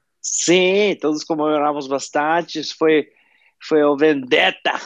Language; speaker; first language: Portuguese; non-native, fluent; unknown